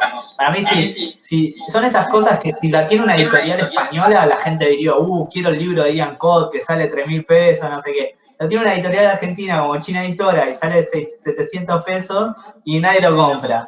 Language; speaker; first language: Spanish; native; Spanish